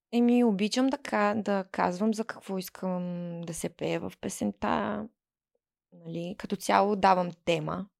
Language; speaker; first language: Bulgarian; early bilingual, heritage; Bulgarian